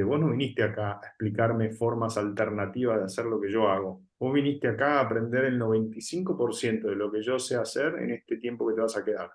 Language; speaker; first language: Spanish; native; Spanish